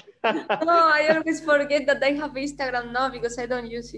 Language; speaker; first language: English; non-native, fluent; Spanish